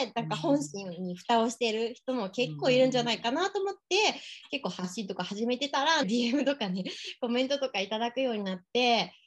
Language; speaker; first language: Japanese; early bilingual, other home language; English